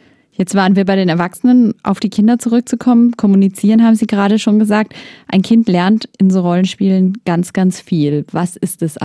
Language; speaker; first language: German; native; German